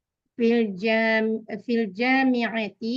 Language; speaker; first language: Arabic; non-native, learner; Malay